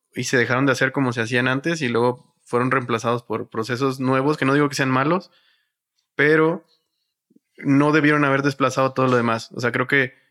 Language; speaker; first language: Spanish; native; Spanish